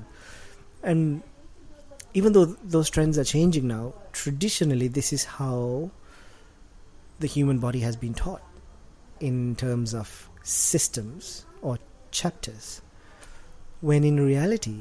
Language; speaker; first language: English; non-native, local second language; Sinhala